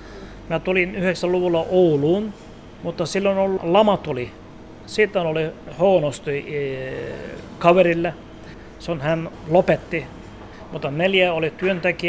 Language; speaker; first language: Finnish; non-native, learner; Turkish